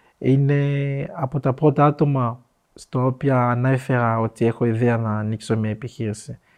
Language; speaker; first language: Greek; non-native, fluent; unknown